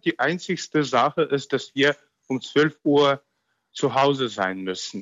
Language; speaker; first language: German; non-native, fluent; Ukrainian